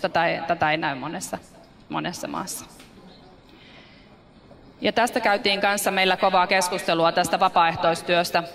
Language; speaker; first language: Finnish; native; Finnish